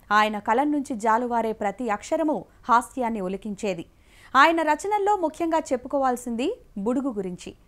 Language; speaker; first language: Telugu; native; Telugu